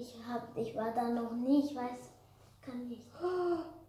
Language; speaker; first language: German; early bilingual, other home language; English